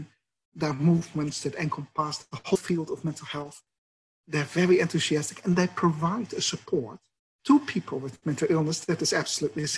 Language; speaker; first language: English; non-native, fluent; Dutch